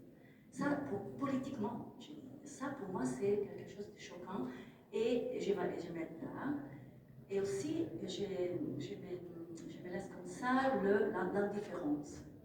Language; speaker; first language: French; non-native, fluent; Italian